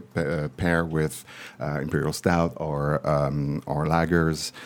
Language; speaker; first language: English; non-native, fluent; French